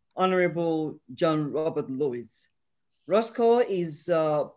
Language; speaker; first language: English; non-native, local second language; Yoruba